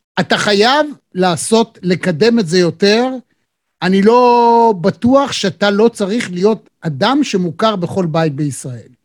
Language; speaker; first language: Hebrew; native; Hebrew